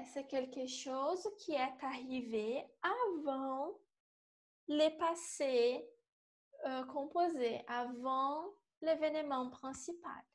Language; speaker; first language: French; non-native, fluent; Portuguese